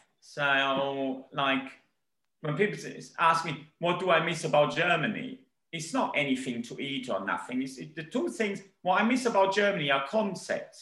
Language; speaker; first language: English; non-native, fluent; German